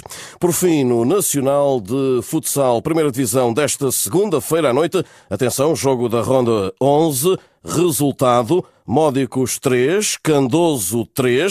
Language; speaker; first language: Portuguese; native; Portuguese